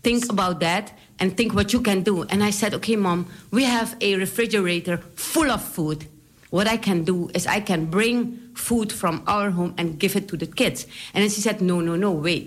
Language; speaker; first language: English; non-native, fluent; Dutch